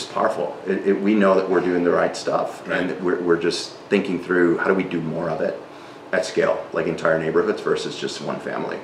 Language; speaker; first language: English; early bilingual, other home language; Spanish